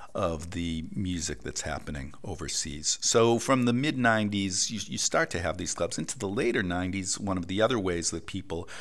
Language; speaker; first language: English; native; English